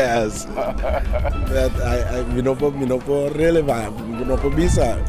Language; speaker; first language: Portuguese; non-native, learner; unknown